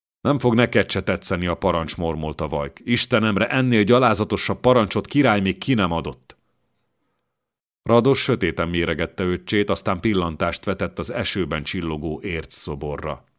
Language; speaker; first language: Hungarian; native; Hungarian